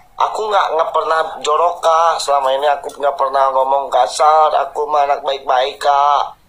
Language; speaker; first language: Indonesian; native; Indonesian